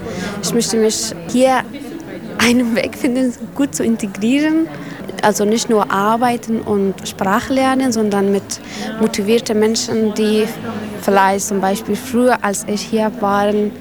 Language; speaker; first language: German; non-native, learner; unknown